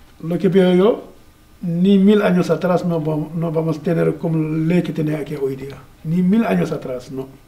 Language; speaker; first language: Spanish; non-native, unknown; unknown